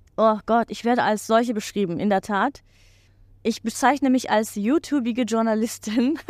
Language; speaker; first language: German; non-native, fluent; Turkish